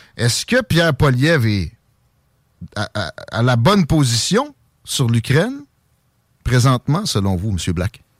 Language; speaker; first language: French; native; French